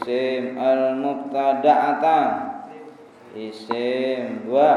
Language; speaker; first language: Arabic; non-native, fluent; Indonesian